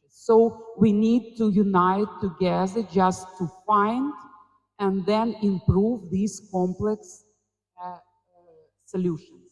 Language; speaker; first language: English; non-native, fluent; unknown